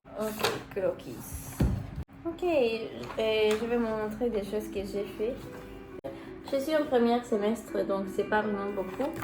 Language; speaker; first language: French; non-native, learner; Spanish